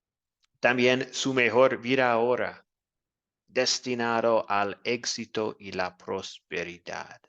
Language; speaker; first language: Spanish; non-native, fluent; English